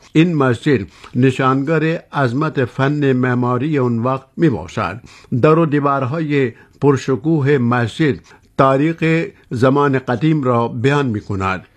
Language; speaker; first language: Persian; non-native, fluent; Urdu